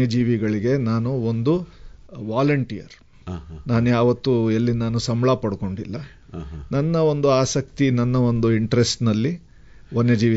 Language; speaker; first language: Kannada; native; Kannada